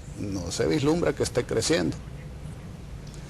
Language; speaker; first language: Spanish; native; Spanish